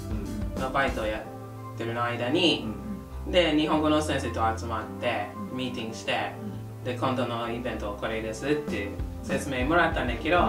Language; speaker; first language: Japanese; non-native, fluent; English